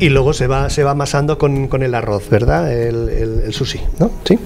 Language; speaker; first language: Spanish; native; Spanish